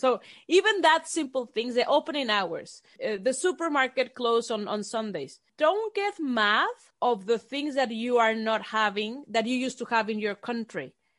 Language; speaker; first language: English; non-native, fluent; Spanish